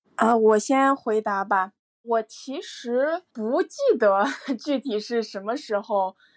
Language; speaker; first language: Chinese; early bilingual, heritage; Chinese